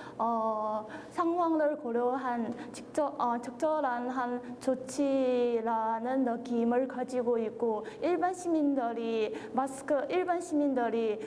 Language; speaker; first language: Korean; non-native, learner; Chinese